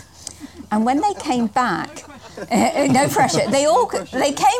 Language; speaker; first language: English; native; English